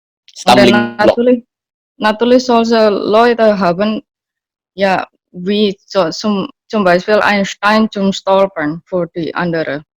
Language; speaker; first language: German; non-native, learner; Indonesian